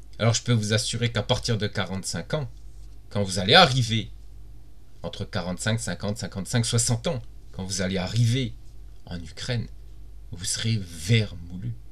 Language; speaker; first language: French; native; French